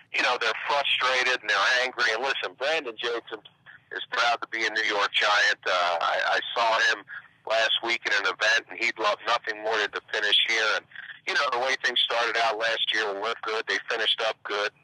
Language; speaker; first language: English; native; English